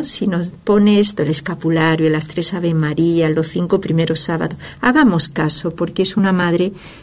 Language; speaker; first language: Spanish; native; Spanish